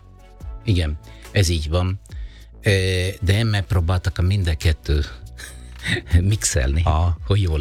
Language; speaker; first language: Hungarian; non-native, fluent; Italian